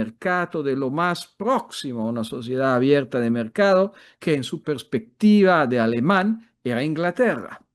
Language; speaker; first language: Spanish; non-native, fluent; Italian